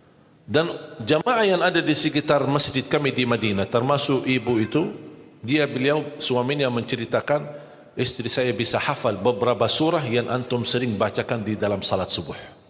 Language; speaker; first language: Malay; non-native, fluent; Arabic